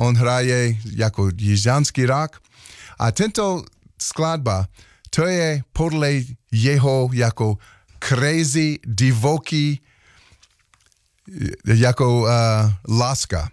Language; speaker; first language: Czech; non-native, learner; English